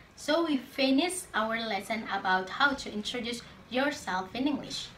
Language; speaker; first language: English; non-native, learner; Indonesian